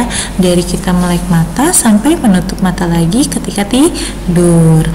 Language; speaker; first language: Indonesian; native; Indonesian